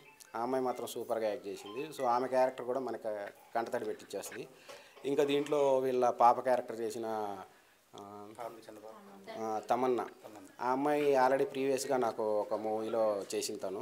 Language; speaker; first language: Telugu; native; Telugu